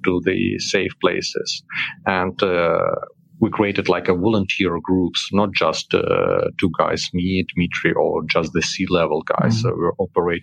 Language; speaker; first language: English; non-native, fluent; Ukrainian